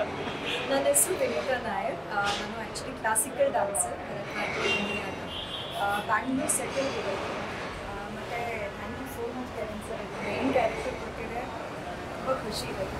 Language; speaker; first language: Kannada; non-native, local second language; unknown